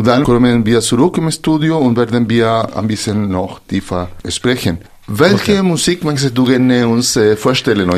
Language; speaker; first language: German; non-native, fluent; Spanish